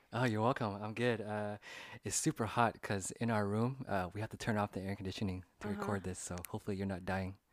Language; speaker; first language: English; early bilingual, other home language; Vietnamese